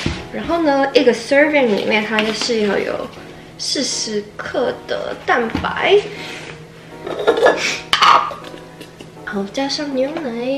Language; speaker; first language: Chinese; native; Chinese